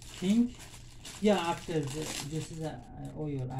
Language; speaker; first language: English; non-native, learner; Persian